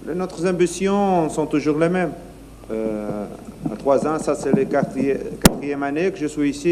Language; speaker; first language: French; non-native, learner; Portuguese